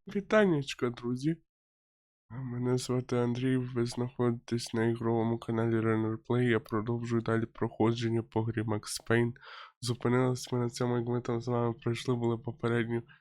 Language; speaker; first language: Ukrainian; non-native, local second language; Russian